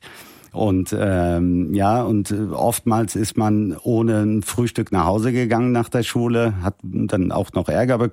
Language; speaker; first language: German; early bilingual, heritage; Turkish